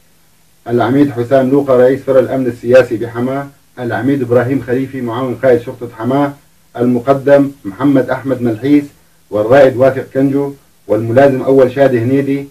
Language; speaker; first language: Arabic; native; Arabic